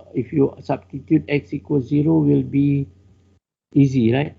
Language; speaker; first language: English; non-native, local second language; Malay